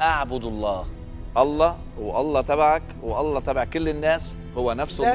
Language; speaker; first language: Arabic; native; Arabic